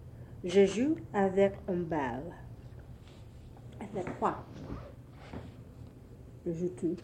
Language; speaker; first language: French; non-native, learner; English